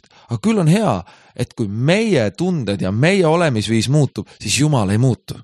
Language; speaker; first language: Estonian; native; Estonian